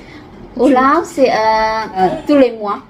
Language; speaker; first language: French; non-native, learner; Lao